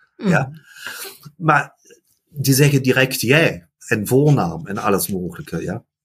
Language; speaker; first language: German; early bilingual, other home language; Dutch